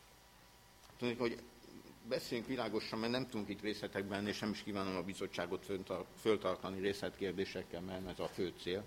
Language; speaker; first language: Hungarian; native; Hungarian